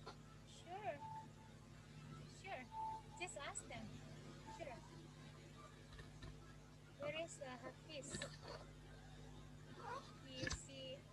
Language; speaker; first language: English; non-native, fluent; Indonesian